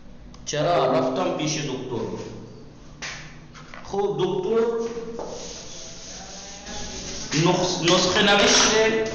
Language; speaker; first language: Persian; non-native, fluent; Urdu